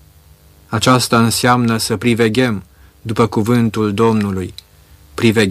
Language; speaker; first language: Romanian; native; Romanian